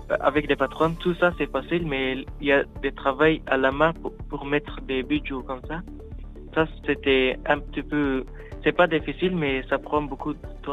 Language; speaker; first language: French; non-native, learner; Arabic